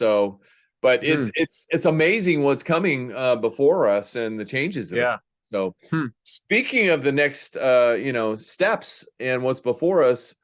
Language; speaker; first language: English; native; English